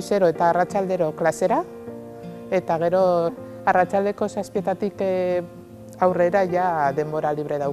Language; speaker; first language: Basque; non-native, local second language; Spanish